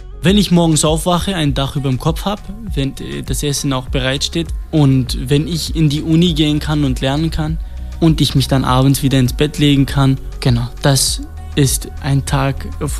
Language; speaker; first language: German; non-native, fluent; Kurdish